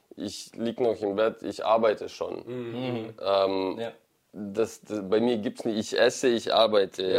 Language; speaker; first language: German; non-native, fluent; Ukrainian